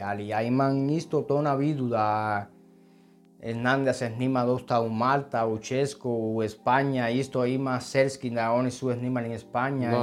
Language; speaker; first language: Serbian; non-native, learner; Spanish